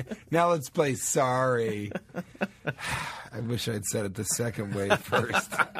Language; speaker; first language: English; native; English